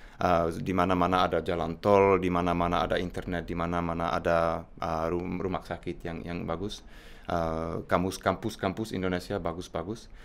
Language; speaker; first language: Indonesian; non-native, fluent; Czech